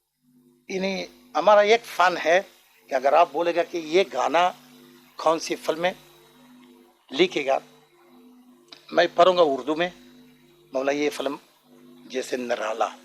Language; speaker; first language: Hindi; non-native, learner; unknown